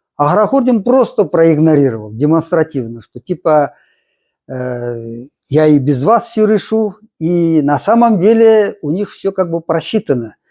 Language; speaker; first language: Russian; non-native, local second language; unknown